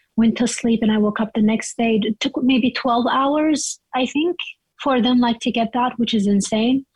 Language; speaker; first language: English; non-native, fluent; Arabic